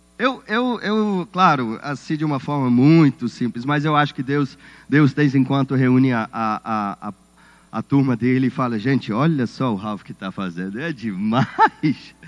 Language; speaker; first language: Portuguese; non-native, fluent; German